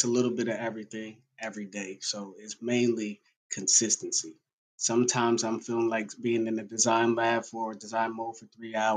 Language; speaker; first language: English; native; English